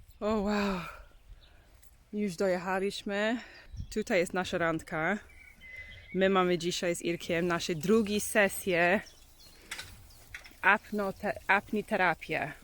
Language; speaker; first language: Polish; non-native, learner; English